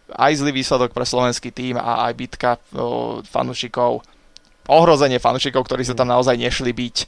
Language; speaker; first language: Slovak; native; Slovak